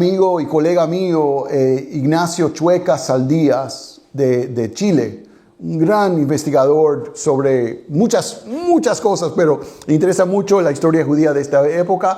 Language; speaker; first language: Spanish; non-native, fluent; English